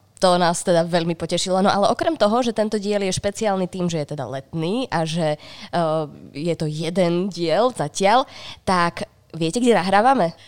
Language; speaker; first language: Slovak; native; Slovak